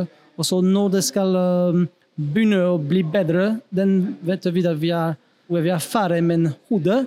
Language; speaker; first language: Norwegian; non-native, learner; French